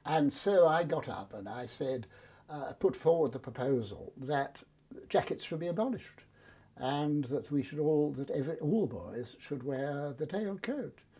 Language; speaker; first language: English; native; English